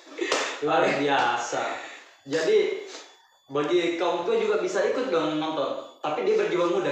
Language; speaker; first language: Indonesian; native; Indonesian